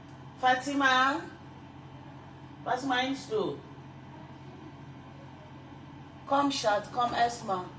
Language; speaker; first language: German; non-native, learner; French